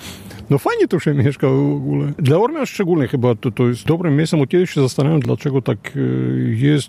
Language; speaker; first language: Polish; non-native, fluent; Armenian